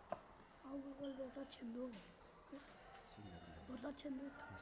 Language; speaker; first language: Basque; non-native, local second language; Spanish